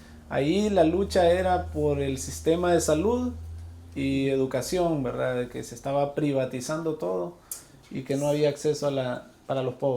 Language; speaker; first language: Spanish; native; Spanish